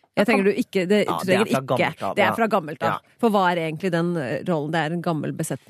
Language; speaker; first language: Norwegian; native; Norwegian